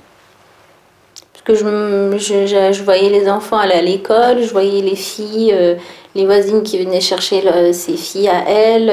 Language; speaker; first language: French; early bilingual, other home language; Arabic